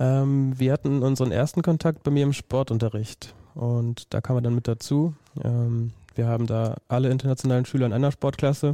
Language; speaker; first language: German; native; German